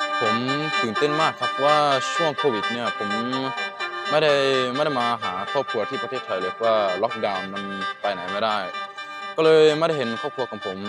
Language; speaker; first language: Thai; early bilingual, heritage; Norwegian